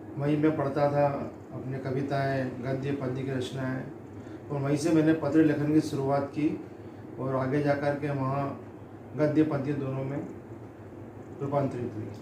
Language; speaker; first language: Hindi; native; Hindi